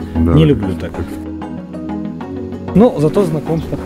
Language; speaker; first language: Russian; native; Russian